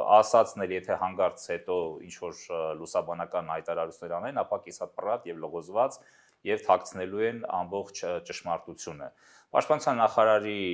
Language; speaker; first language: Armenian; native; Armenian